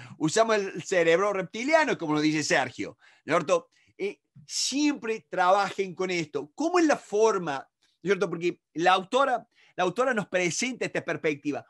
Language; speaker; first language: Spanish; native; Spanish